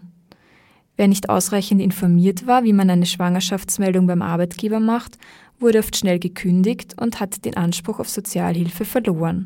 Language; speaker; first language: German; native; German